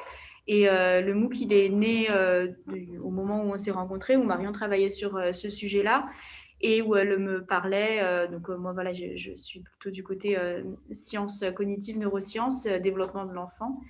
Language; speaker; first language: French; native; French